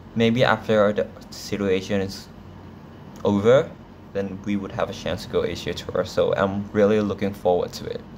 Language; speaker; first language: English; non-native, fluent; Thai